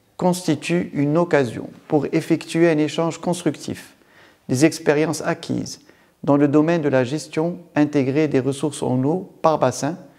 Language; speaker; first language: French; non-native, local second language; Arabic